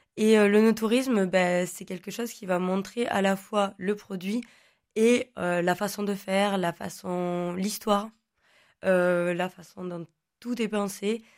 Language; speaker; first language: French; non-native, local second language; Occitan